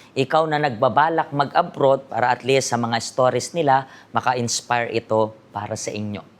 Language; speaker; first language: Filipino; native; Filipino